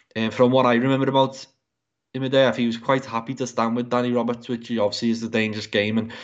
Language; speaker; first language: English; native; English